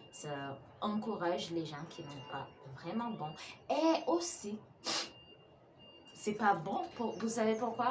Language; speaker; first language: French; non-native, fluent; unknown